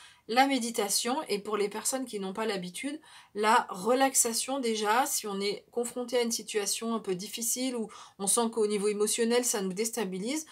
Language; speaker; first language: French; native; French